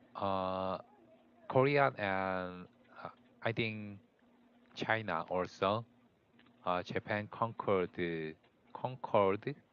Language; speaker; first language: English; non-native, learner; Korean